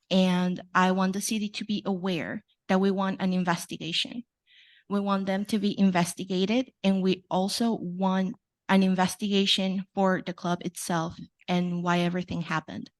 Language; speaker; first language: English; non-native, fluent; Spanish